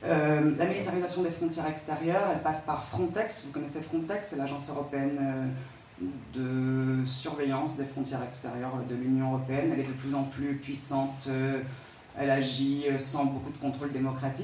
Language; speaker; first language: French; native; French